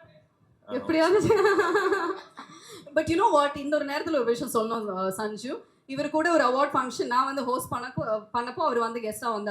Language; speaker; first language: Tamil; native; Tamil